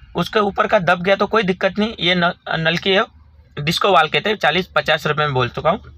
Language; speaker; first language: Hindi; non-native, local second language; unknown